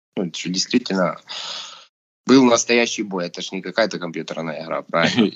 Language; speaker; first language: Russian; native; Russian